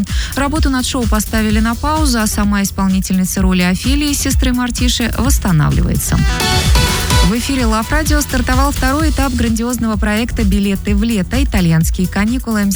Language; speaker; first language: Russian; native; Russian